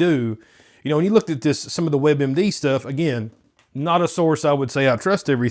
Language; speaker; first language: English; native; English